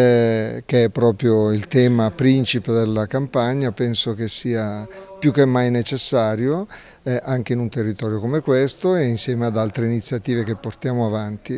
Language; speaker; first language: Italian; native; Italian